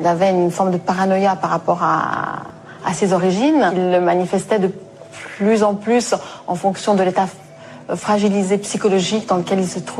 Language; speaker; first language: French; native; French